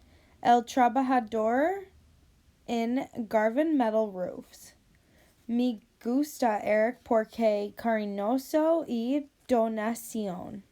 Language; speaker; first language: Spanish; non-native, learner; English